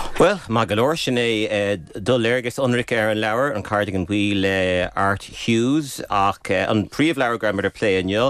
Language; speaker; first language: Irish; native; Irish